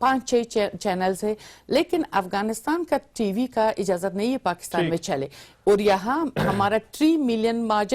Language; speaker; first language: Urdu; non-native, learner; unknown